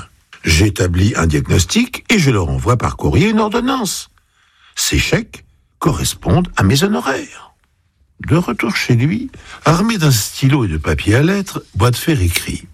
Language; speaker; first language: French; native; French